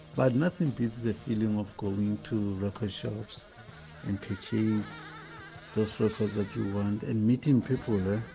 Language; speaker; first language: English; non-native, local second language; Northern Sotho